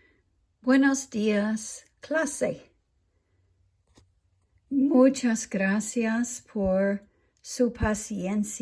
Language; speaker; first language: Spanish; non-native, fluent; English